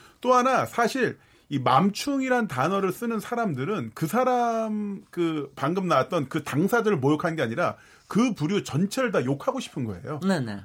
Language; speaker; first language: Korean; native; Korean